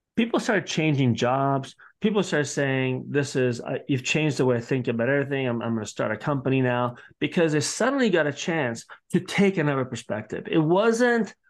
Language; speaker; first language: English; early bilingual, other home language; Italian